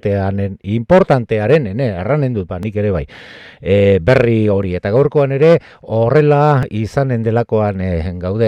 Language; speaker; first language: Basque; native; Basque